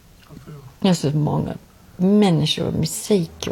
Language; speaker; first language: Swedish; non-native, learner; English